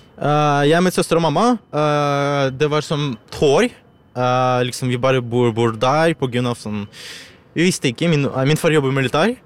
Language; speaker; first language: Norwegian; non-native, learner; Ukrainian